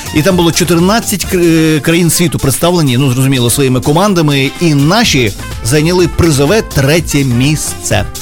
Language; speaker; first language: Ukrainian; native; Ukrainian